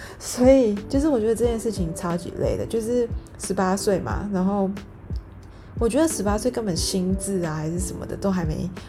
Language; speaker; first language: Chinese; native; Chinese